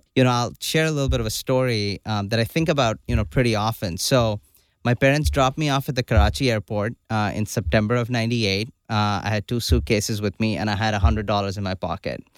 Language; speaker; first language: English; non-native, local second language; Urdu